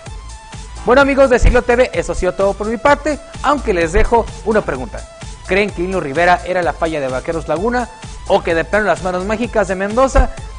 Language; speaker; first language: Spanish; native; Spanish